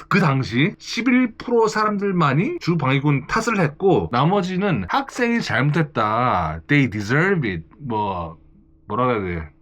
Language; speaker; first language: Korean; native; Korean